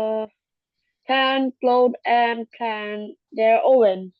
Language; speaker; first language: English; non-native, learner; Thai